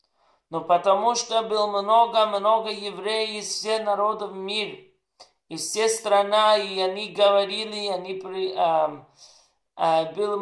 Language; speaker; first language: Russian; non-native, learner; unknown